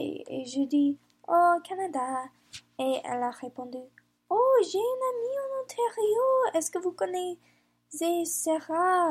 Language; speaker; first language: French; non-native, learner; English